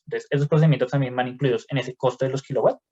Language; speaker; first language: Spanish; native; Spanish